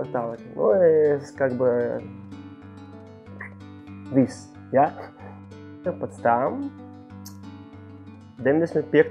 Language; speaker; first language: Latvian; non-native, local second language; Russian